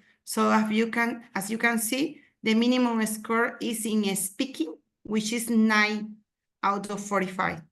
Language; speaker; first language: English; non-native, fluent; Spanish